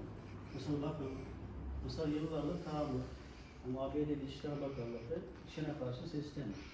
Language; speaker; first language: Turkish; non-native, learner; Uyghur